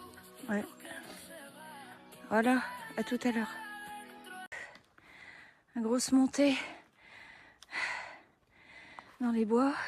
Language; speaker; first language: French; native; French